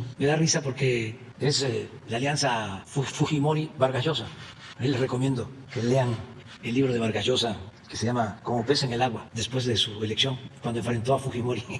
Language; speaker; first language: Spanish; native; Spanish